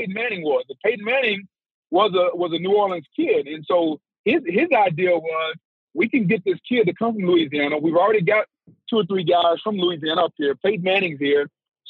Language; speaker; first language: English; native; English